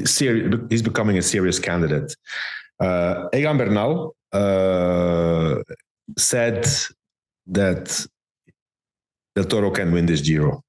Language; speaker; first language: English; non-native, fluent; Dutch